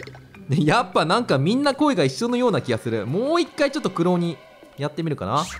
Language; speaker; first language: Japanese; native; Japanese